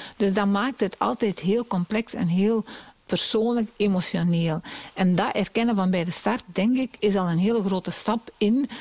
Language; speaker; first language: Dutch; native; Dutch